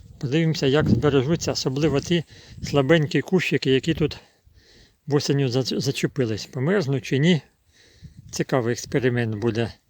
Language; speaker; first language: Ukrainian; native; Ukrainian